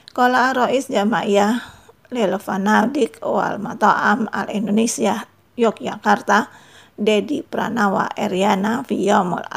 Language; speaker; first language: Arabic; non-native, fluent; Indonesian